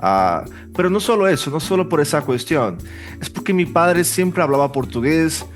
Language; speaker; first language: Spanish; early bilingual, heritage; Portuguese